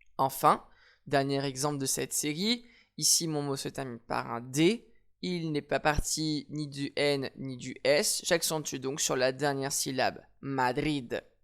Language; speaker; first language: French; native; French